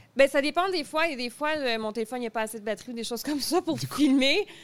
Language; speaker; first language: French; native; French